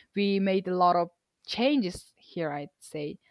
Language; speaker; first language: English; non-native, fluent; Mongolian